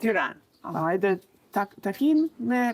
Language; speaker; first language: Albanian; non-native, learner; English